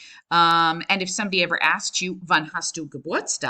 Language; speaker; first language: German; non-native, fluent; English